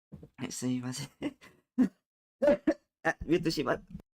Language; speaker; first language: Japanese; non-native, learner; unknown